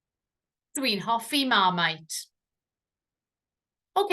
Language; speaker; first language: Welsh; non-native, fluent; English